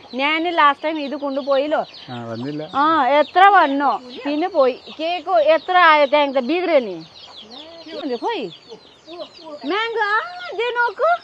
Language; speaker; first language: Malayalam; non-native, learner; Nepali